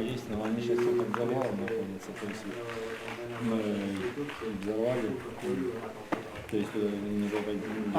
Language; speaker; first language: Russian; native; Russian